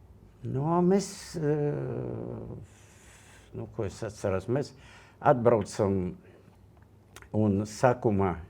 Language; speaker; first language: Latvian; non-native, local second language; Russian